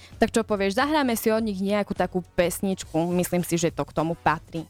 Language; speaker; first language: Slovak; native; Slovak